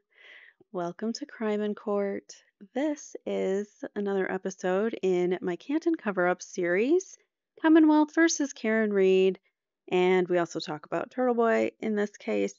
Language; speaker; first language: English; native; English